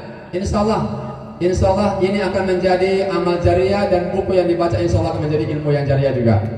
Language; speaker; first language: Indonesian; native; Indonesian